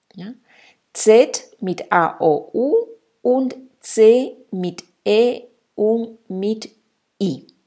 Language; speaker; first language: German; non-native, fluent; Spanish